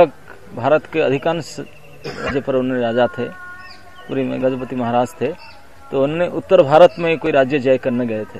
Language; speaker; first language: Hindi; non-native, local second language; Odia